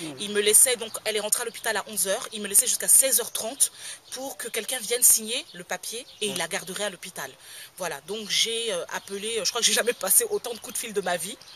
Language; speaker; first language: French; native; French